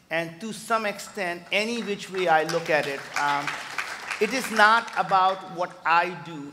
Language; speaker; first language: English; non-native, local second language; Hindi